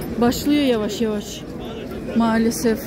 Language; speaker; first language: Turkish; non-native, fluent; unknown